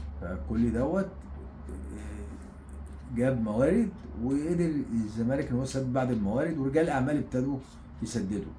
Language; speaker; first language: Arabic; native; Arabic